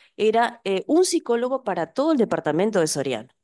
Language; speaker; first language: Spanish; native; Spanish